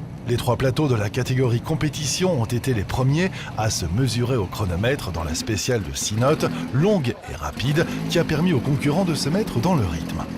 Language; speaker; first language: French; native; French